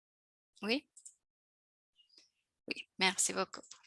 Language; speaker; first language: French; non-native, fluent; Spanish